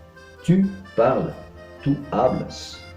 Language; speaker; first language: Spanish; non-native, fluent; French